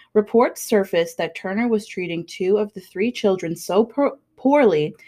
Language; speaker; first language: English; native; English